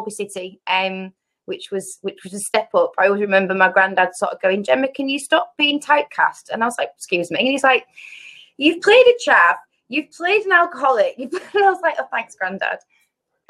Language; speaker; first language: English; native; English